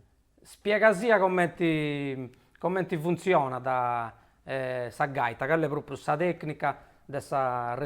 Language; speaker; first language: Italian; native; Italian